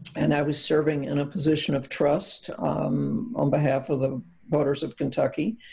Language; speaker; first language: English; native; English